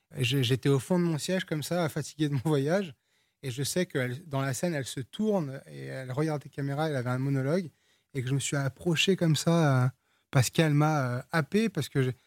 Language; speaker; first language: French; early bilingual, other home language; Portuguese